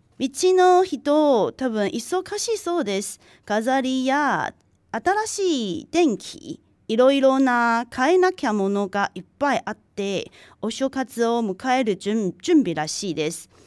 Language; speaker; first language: Japanese; non-native, fluent; Chinese